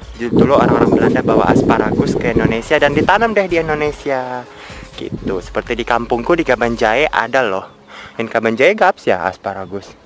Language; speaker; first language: Indonesian; native; Indonesian